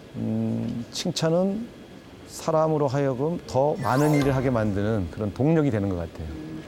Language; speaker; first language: Korean; native; Korean